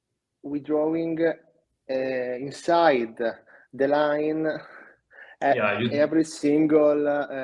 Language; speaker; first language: English; non-native, learner; Italian